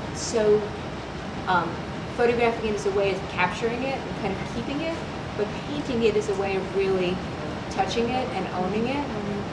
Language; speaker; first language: English; native; English